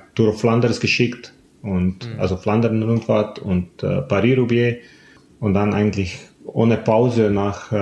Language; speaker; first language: German; non-native, fluent; Slovenian